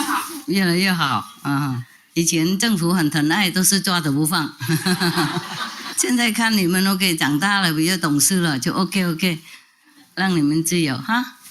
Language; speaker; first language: Chinese; non-native, fluent; Vietnamese